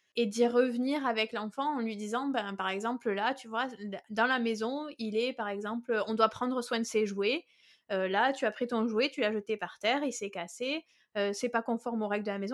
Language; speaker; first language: French; native; French